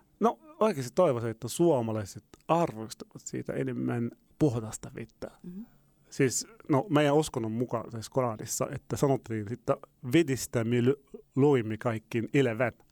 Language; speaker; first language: Finnish; non-native, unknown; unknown